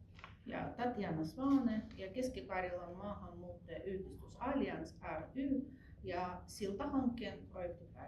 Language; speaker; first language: Finnish; non-native, fluent; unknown